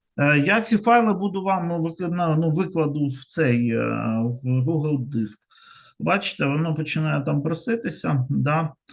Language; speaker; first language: Ukrainian; non-native, local second language; Russian